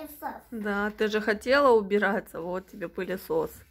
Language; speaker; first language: Russian; native; Russian